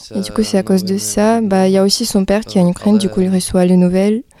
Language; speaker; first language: French; early bilingual, other home language; Ukrainian